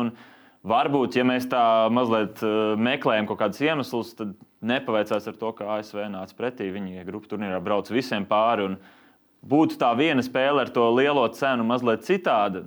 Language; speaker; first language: Latvian; native; Latvian